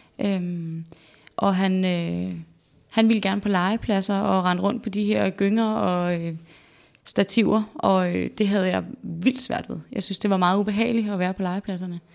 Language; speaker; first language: Danish; native; Danish